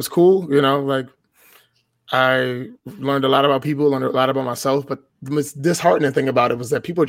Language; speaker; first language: English; native; English